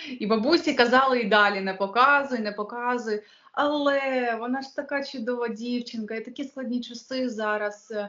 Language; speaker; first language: Ukrainian; native; Ukrainian